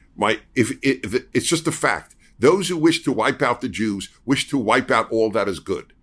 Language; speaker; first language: English; native; English